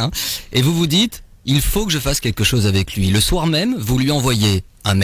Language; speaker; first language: French; native; French